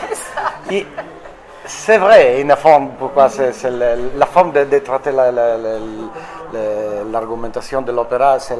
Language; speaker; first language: French; non-native, fluent; Italian